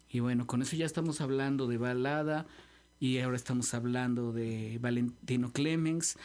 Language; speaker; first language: Spanish; native; Spanish